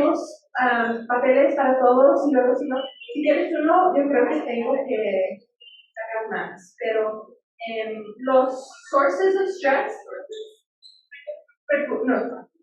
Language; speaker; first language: Spanish; early bilingual, heritage; English